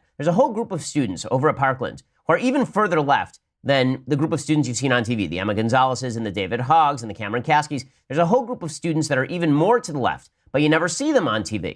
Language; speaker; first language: English; native; English